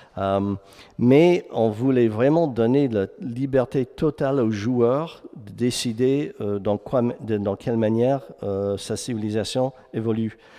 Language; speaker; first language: French; non-native, fluent; English